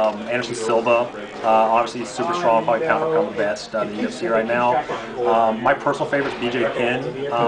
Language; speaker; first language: English; native; English